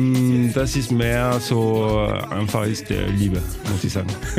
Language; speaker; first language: German; non-native, learner; French